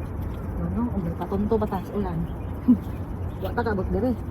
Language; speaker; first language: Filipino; non-native, local second language; Cebuano